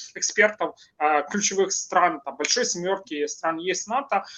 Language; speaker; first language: Russian; non-native, local second language; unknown